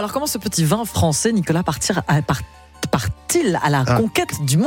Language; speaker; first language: French; native; French